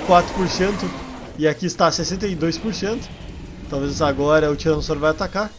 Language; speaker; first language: Portuguese; native; Portuguese